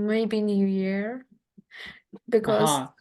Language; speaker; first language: English; non-native, learner; Russian